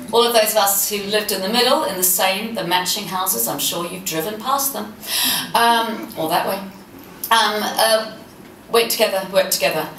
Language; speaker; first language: English; native; English